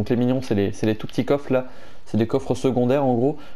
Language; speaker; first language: French; native; French